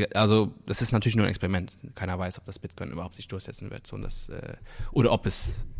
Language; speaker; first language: German; non-native, local second language; Luxembourgish